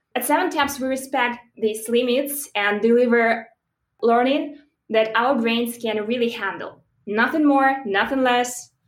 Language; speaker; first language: English; non-native, fluent; Russian